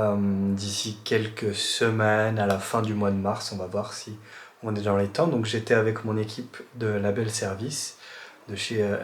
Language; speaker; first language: French; native; French